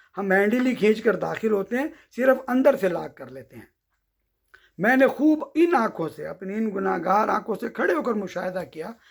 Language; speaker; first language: Urdu; native; Urdu